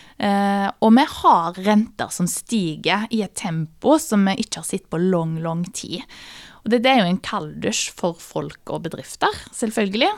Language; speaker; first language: Norwegian; native; Norwegian